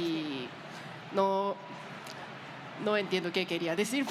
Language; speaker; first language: Spanish; non-native, learner; Japanese